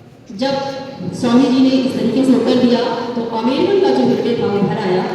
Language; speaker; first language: Hindi; native; Hindi